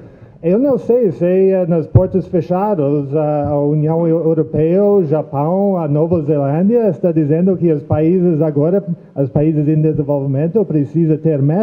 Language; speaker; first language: Portuguese; non-native, fluent; English